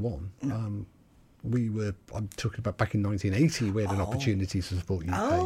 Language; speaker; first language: English; native; English